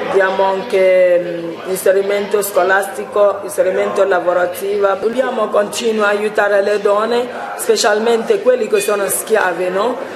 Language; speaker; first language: Italian; non-native, fluent; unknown